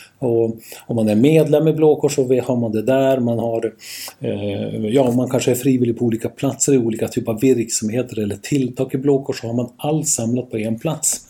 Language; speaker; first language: Swedish; native; Swedish